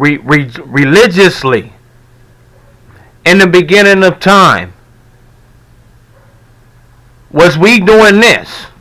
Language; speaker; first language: English; native; English